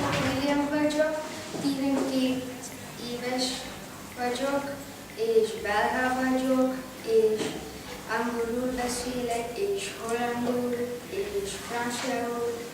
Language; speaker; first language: Hungarian; non-native, learner; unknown